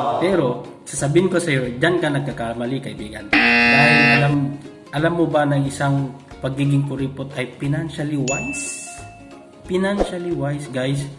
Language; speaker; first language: Filipino; non-native, local second language; Iloko